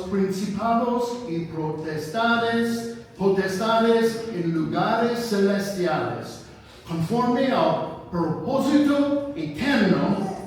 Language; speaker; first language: Spanish; non-native, fluent; English